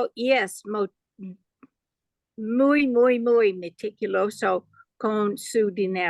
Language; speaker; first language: Spanish; non-native, learner; English